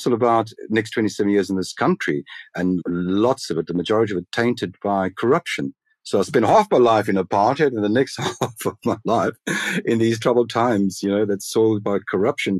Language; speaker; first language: English; native; English